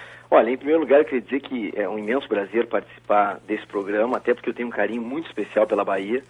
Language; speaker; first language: Portuguese; native; Portuguese